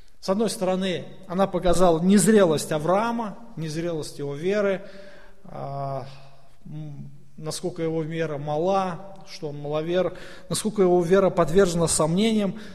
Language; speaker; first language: Russian; native; Russian